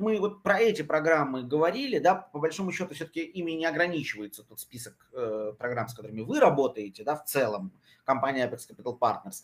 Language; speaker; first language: Russian; native; Russian